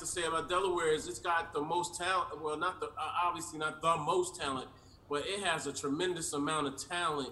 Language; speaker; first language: English; native; English